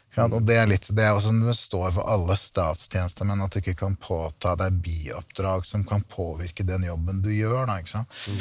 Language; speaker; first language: Norwegian; native; Norwegian